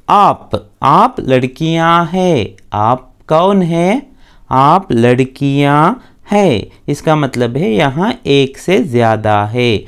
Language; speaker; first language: Hindi; non-native, local second language; Kannada